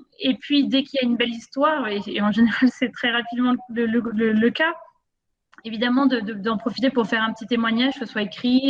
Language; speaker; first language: French; native; French